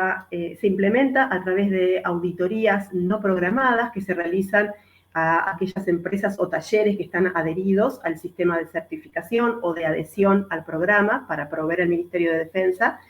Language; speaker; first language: Spanish; native; Spanish